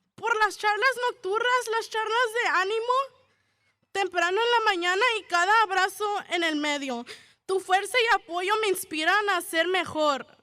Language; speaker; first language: Spanish; early bilingual, heritage; Spanish